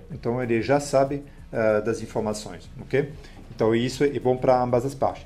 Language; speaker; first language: Portuguese; non-native, fluent; French